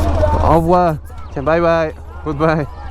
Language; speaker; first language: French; non-native, learner; Spanish